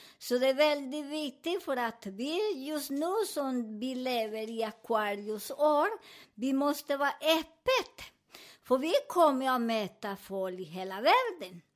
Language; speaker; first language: Swedish; non-native, learner; Spanish